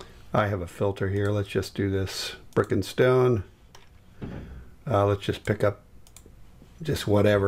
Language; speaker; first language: English; native; English